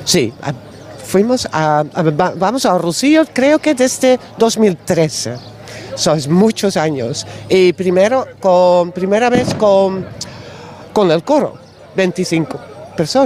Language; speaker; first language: Spanish; non-native, learner; Dutch